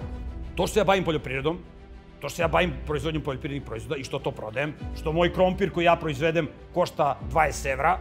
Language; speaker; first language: Serbian; native; Serbian